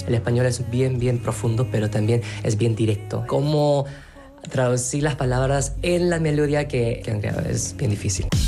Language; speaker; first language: Spanish; non-native, fluent; Korean